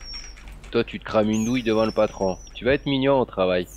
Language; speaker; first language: French; native; French